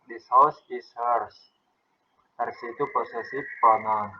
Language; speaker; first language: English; non-native, fluent; Indonesian